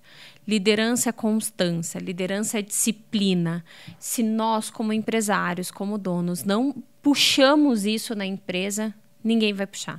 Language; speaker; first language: Portuguese; native; Portuguese